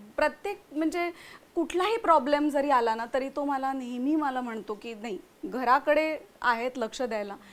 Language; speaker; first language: Marathi; native; Marathi